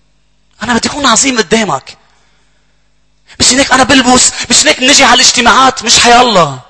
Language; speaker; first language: Arabic; native; Arabic